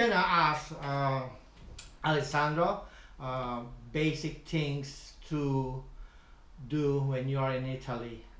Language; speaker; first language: English; non-native, fluent; Filipino